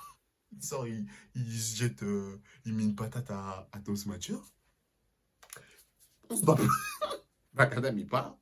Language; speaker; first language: French; native; French